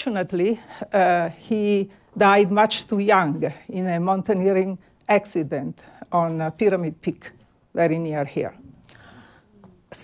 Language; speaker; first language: English; non-native, fluent; Italian